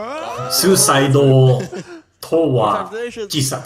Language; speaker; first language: Japanese; non-native, learner; English